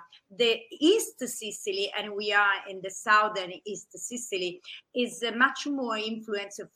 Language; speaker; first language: English; non-native, fluent; Italian